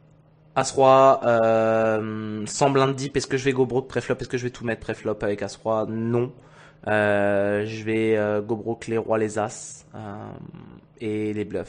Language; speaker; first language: French; native; French